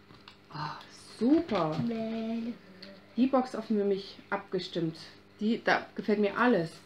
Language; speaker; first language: German; native; German